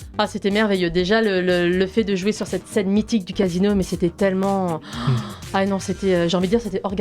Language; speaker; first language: French; native; French